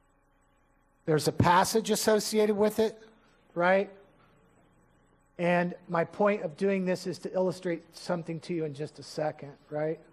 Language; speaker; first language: English; native; English